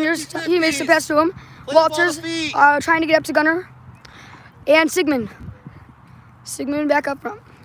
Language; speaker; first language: English; native; English